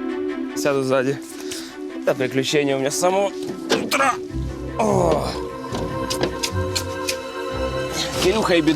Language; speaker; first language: Russian; native; Russian